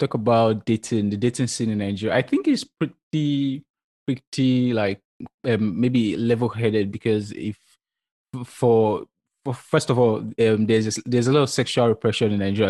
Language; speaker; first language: English; non-native, local second language; Yoruba